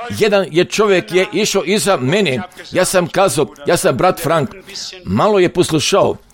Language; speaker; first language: Croatian; non-native, fluent; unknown